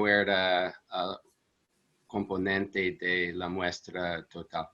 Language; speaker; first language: Spanish; non-native, fluent; English